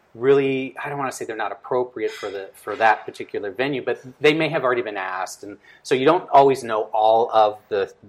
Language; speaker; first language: English; early bilingual, other home language; Spanish